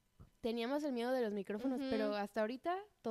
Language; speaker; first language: Spanish; native; Spanish